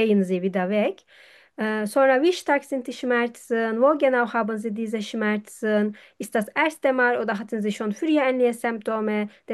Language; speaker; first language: German; non-native, fluent; Turkish